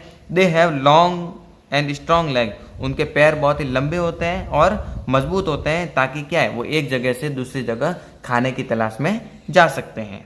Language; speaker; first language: Hindi; native; Hindi